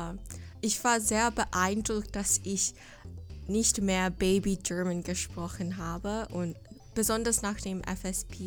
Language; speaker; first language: German; non-native, fluent; English